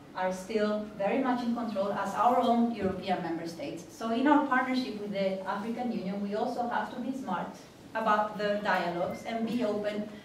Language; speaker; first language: English; non-native, fluent; Spanish